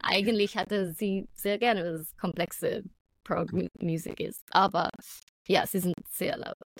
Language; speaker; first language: German; non-native, fluent; English